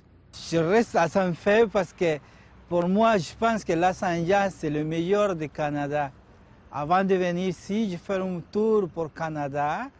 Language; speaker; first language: French; non-native, learner; Spanish